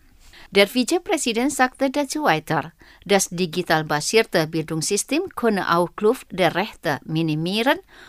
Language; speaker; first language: German; non-native, fluent; Indonesian